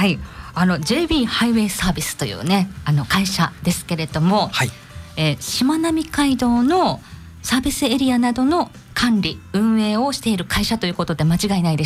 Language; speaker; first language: Japanese; native; Japanese